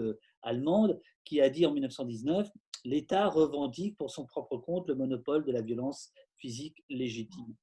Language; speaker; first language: French; native; French